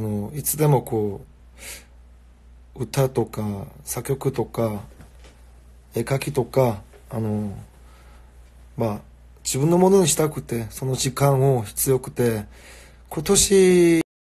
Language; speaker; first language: Japanese; non-native, fluent; Korean